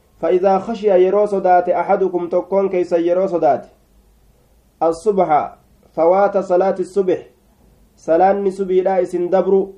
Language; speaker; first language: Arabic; non-native, fluent; Oromo